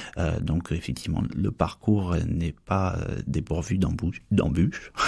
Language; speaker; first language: French; native; French